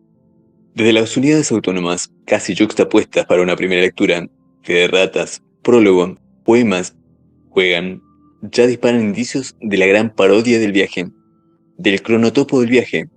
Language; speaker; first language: Spanish; native; Spanish